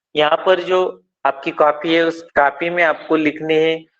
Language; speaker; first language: Hindi; non-native, local second language; Marathi